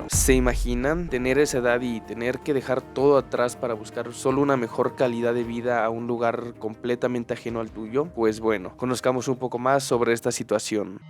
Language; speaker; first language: Spanish; native; Spanish